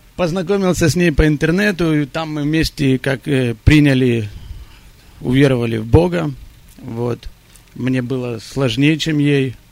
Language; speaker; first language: Russian; early bilingual, heritage; Russian